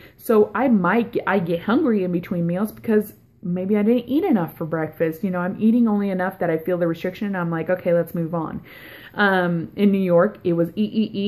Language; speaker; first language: English; native; English